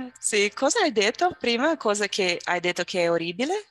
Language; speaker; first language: Italian; non-native, learner; Portuguese